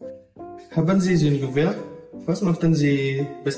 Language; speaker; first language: German; non-native, learner; Indonesian